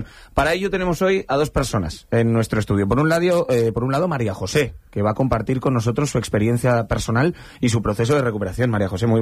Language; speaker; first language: Spanish; native; Spanish